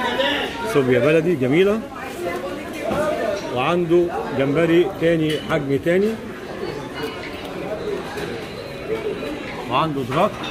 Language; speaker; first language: Arabic; native; Arabic